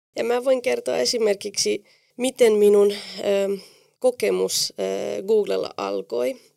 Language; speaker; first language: Finnish; non-native, fluent; Spanish